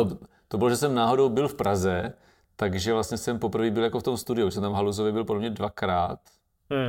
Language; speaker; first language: Czech; native; Czech